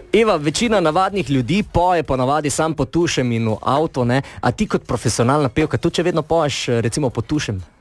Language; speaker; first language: Slovenian; native; Slovenian